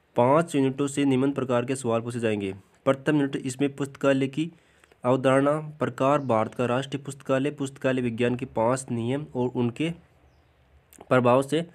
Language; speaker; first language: Hindi; native; Hindi